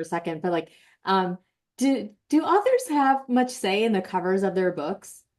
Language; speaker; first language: English; native; English